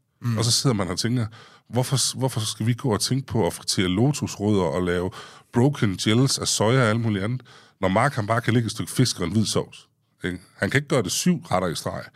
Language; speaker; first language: Danish; native; Danish